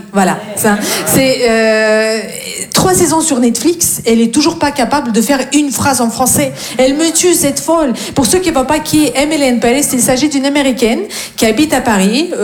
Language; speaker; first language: French; non-native, fluent; Russian